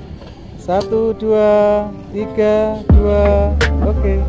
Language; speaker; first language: Indonesian; non-native, local second language; Javanese